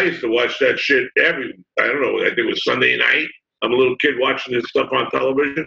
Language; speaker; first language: English; native; English